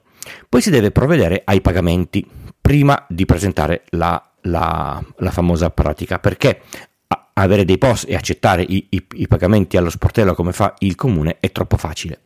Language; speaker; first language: Italian; native; Italian